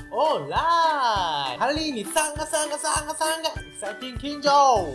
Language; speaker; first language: Malay; non-native, learner; Japanese